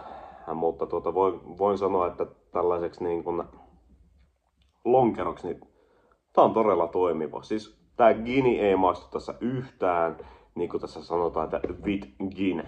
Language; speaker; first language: Finnish; native; Finnish